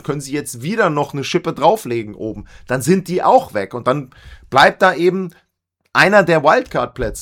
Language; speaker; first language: German; native; German